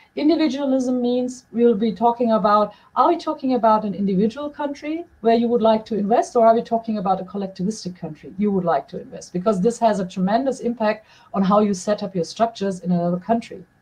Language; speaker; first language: English; non-native, fluent; German